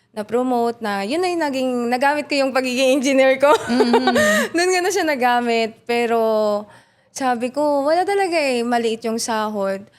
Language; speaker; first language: Filipino; native; Filipino